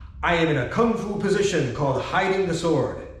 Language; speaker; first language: English; native; English